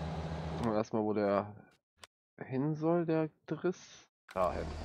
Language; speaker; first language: German; native; German